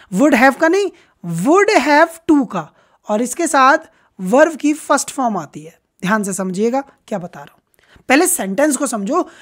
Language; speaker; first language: Hindi; native; Hindi